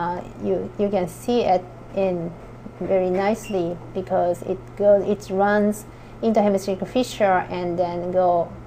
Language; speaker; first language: English; non-native, fluent; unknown